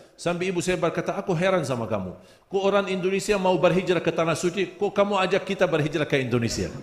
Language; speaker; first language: Malay; non-native, fluent; Arabic